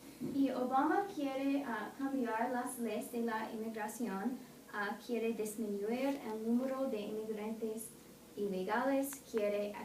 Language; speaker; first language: Spanish; non-native, learner; English